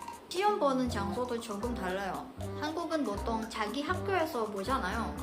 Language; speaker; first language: Korean; non-native, fluent; Indonesian